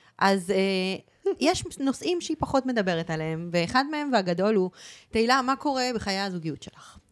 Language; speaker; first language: Hebrew; early bilingual, other home language; Spanish